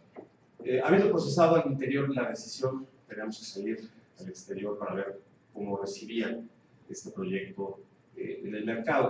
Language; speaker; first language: Spanish; native; Spanish